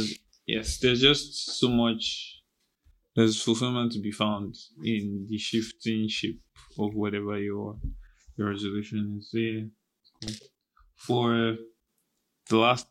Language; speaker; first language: English; non-native, local second language; Igbo